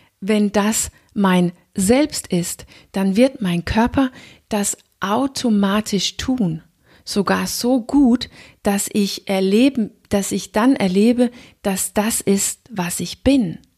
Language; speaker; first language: German; non-native, fluent; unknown